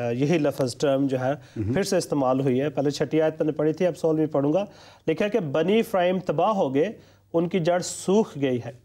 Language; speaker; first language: Urdu; non-native, local second language; Punjabi